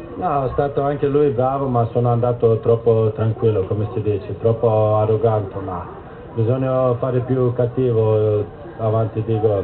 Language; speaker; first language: Italian; non-native, learner; Swedish